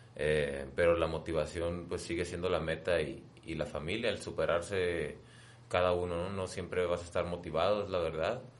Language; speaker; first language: Spanish; native; Spanish